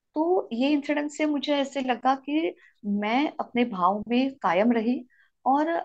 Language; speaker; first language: Hindi; non-native, local second language; Marathi